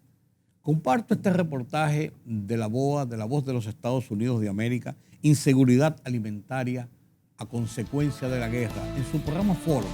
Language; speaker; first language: Spanish; native; Spanish